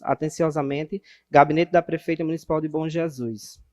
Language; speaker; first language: Portuguese; native; Portuguese